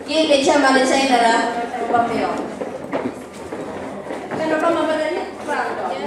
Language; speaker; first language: Norwegian; non-native, learner; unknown